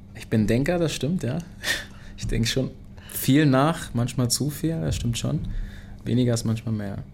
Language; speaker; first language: German; early bilingual, other home language; Lingala